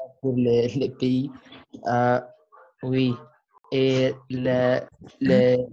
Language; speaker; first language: French; non-native, learner; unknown